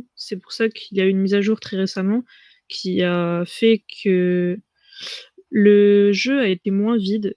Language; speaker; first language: French; native; French